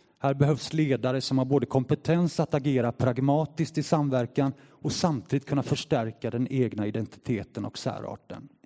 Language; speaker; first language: Swedish; native; Swedish